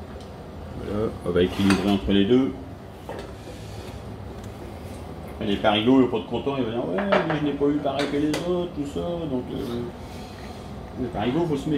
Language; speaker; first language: French; native; French